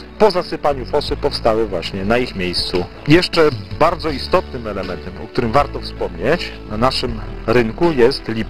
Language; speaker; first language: Polish; native; Polish